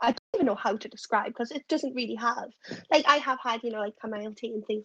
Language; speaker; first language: English; native; English